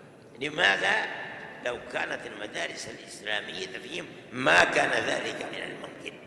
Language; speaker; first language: Arabic; non-native, fluent; Urdu